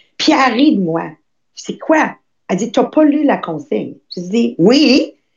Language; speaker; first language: French; early bilingual, other home language; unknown